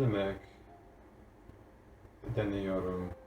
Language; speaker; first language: Turkish; non-native, learner; English